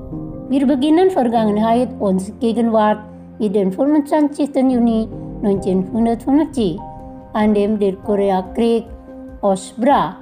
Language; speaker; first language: German; non-native, fluent; Indonesian